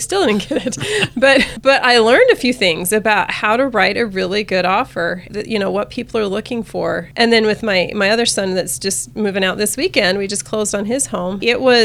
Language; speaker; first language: English; native; English